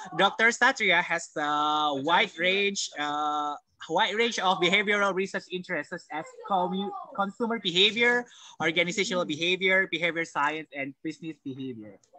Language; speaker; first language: English; non-native, fluent; Indonesian